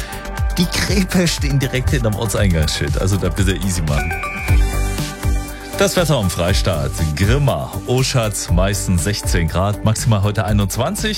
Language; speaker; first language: German; native; German